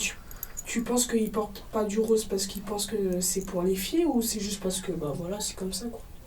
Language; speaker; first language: French; native; French